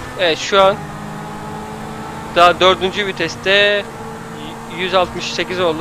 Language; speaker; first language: Turkish; native; Turkish